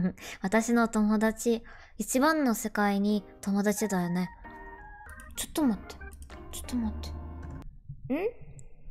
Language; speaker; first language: Japanese; non-native, learner; Russian